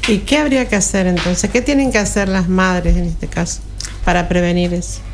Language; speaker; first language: Spanish; native; Spanish